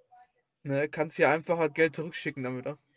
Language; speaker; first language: German; native; German